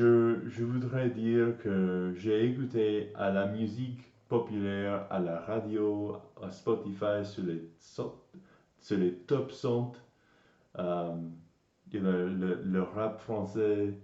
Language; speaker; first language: French; non-native, learner; English